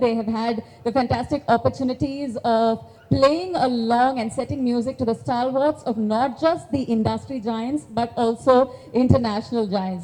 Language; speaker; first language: English; non-native, local second language; Tamil